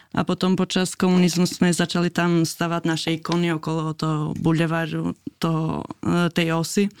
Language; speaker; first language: Slovak; non-native, fluent; Albanian